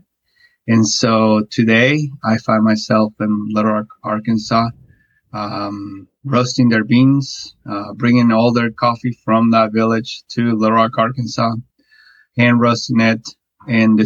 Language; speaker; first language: English; non-native, fluent; Spanish